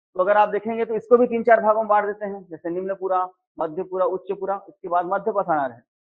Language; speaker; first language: Hindi; native; Hindi